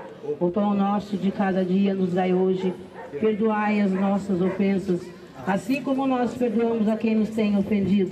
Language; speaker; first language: Portuguese; native; Portuguese